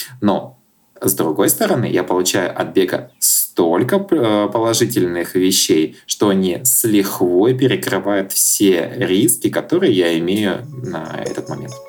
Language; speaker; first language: Russian; native; Russian